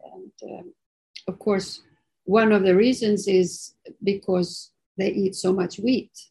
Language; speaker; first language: English; non-native, fluent; Swedish